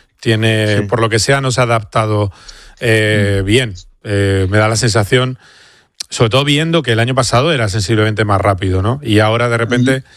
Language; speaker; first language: Spanish; native; Spanish